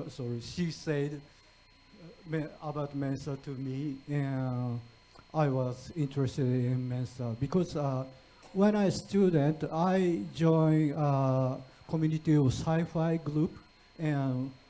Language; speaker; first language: English; non-native, fluent; Japanese